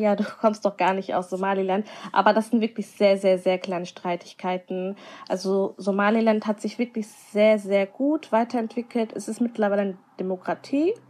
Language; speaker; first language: German; non-native, local second language; Somali